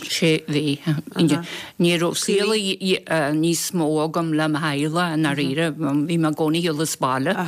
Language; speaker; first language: Irish; non-native, local second language; English